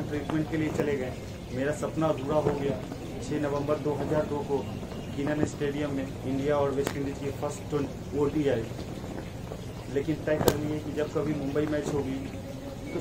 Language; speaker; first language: Hindi; native; Hindi